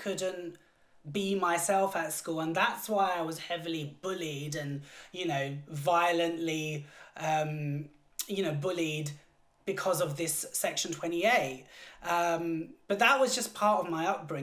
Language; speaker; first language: English; native; English